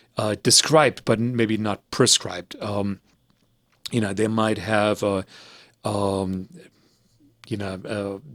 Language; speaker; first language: English; early bilingual, other home language; German